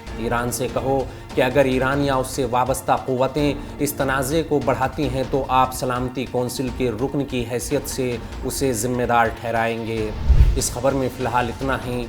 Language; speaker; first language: Urdu; native; Urdu